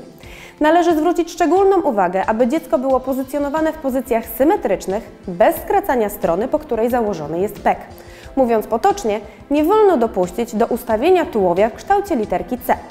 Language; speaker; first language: Polish; native; Polish